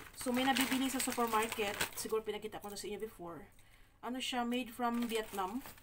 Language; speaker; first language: Filipino; non-native, local second language; Cebuano